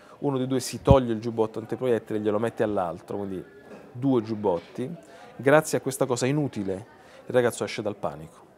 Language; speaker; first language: Italian; native; Italian